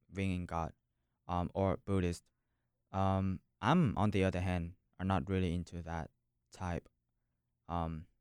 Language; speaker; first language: English; non-native, fluent; Vietnamese